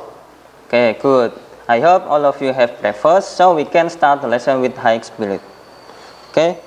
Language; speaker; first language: English; non-native, fluent; Indonesian